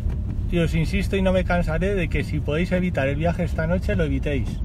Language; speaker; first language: Spanish; native; Spanish